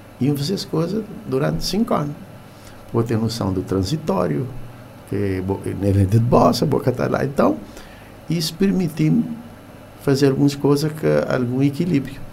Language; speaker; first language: Portuguese; non-native, local second language; Kabuverdianu